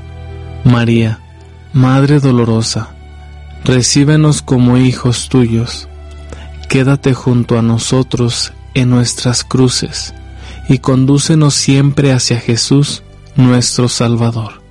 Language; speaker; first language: Spanish; native; Spanish